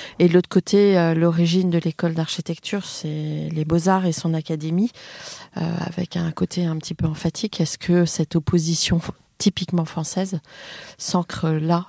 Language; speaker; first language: French; native; French